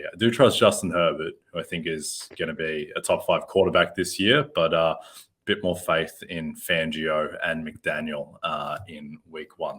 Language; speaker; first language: English; native; English